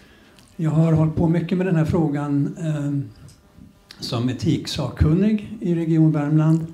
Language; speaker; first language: Swedish; native; Swedish